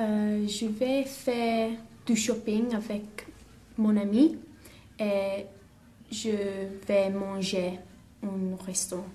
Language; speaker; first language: French; non-native, learner; English